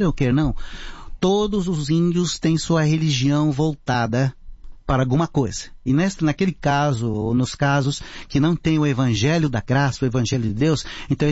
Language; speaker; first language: Portuguese; non-native, local second language; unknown